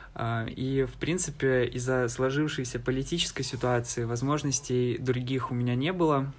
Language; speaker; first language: Russian; native; Russian